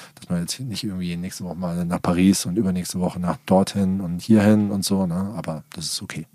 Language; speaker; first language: German; native; German